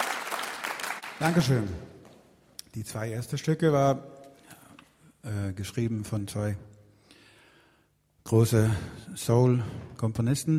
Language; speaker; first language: German; non-native, learner; Swedish